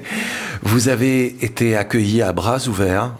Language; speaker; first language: French; native; French